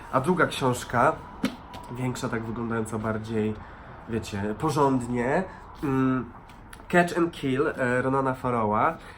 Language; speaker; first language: Polish; native; Polish